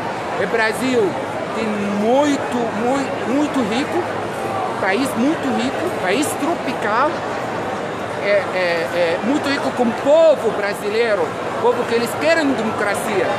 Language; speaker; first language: Portuguese; non-native, learner; Arabic